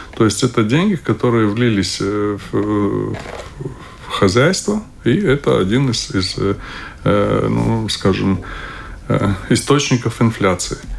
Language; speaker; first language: Russian; non-native, local second language; Latvian